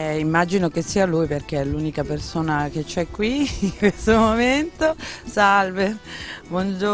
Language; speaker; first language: Italian; native; Italian